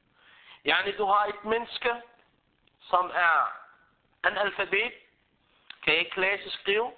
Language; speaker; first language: Danish; early bilingual, other home language; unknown